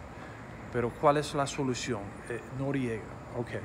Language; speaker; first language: Spanish; non-native, fluent; English